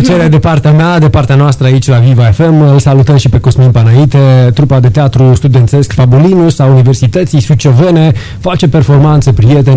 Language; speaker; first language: Romanian; native; Romanian